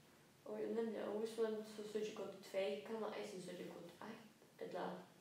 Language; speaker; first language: Danish; non-native, local second language; Faroese